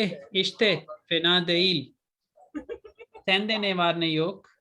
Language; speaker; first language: Turkish; non-native, fluent; Urdu